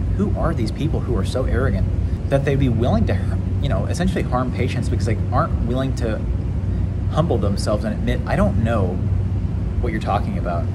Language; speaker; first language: English; native; English